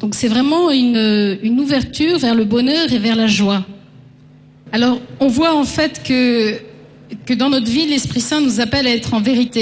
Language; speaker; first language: French; native; French